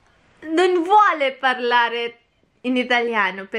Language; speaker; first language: Italian; non-native, fluent; Filipino